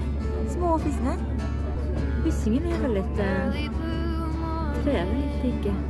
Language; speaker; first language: Swedish; non-native, learner; Japanese